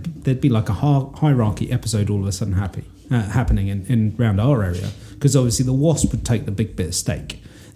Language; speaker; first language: English; native; English